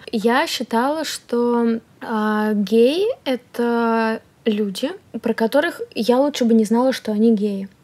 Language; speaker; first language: Russian; native; Russian